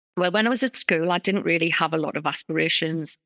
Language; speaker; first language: English; native; English